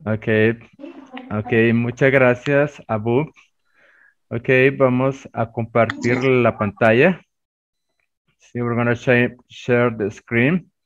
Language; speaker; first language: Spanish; native; Spanish